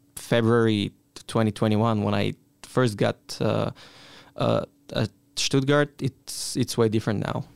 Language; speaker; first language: English; non-native, fluent; Bulgarian